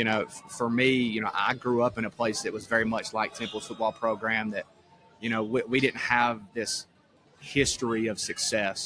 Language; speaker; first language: English; native; English